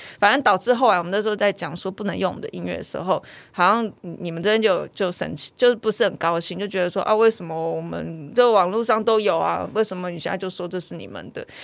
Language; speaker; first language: Chinese; native; Chinese